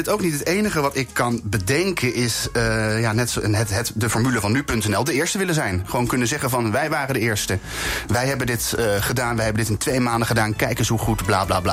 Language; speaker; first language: Dutch; native; Dutch